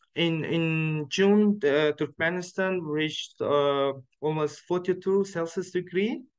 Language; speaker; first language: English; non-native, fluent; Uzbek